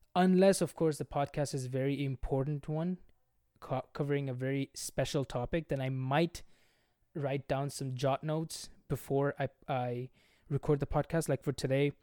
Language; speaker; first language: English; non-native, local second language; Bangla